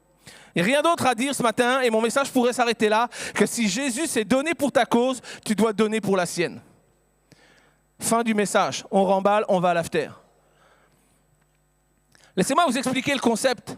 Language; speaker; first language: French; native; French